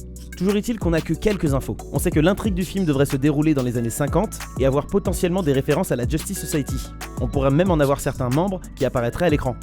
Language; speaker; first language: French; native; French